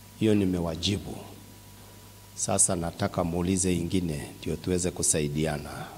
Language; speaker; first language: Swahili; non-native, local second language; Kikuyu